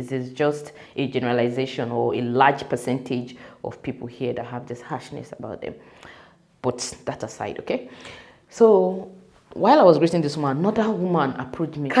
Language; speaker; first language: English; non-native, local second language; Yoruba